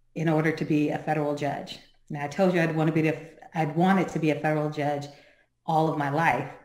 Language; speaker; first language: English; native; English